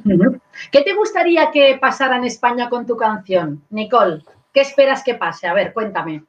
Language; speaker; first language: Spanish; native; Spanish